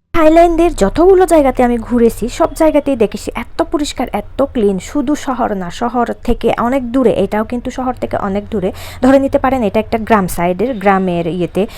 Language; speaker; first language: Bangla; non-native, local second language; Chakma